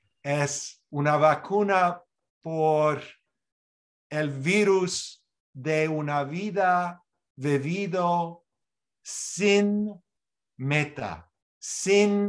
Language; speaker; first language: Spanish; non-native, fluent; English